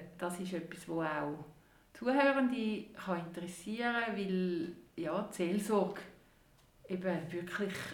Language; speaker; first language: German; native; German